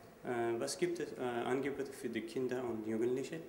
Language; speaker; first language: German; non-native, learner; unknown